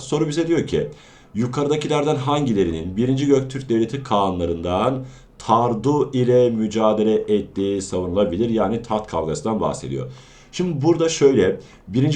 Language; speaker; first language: Turkish; native; Turkish